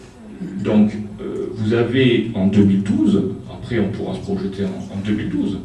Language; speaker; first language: French; native; French